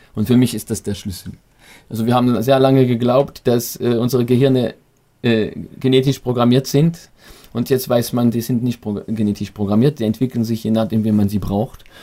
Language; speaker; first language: German; non-native, fluent; French